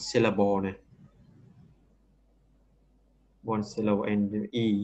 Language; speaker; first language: English; non-native, learner; Vietnamese